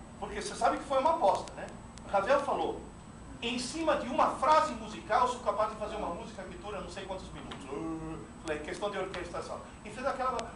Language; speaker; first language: Portuguese; non-native, fluent; Italian